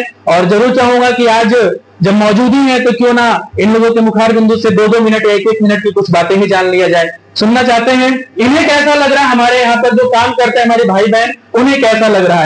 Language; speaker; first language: Hindi; native; Hindi